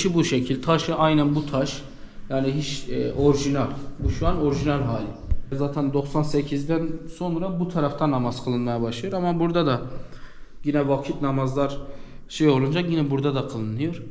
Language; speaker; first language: Turkish; native; Turkish